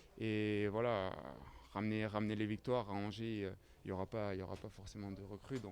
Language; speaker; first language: French; native; French